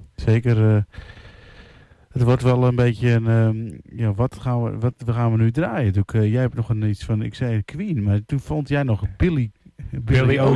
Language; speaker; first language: Dutch; native; Dutch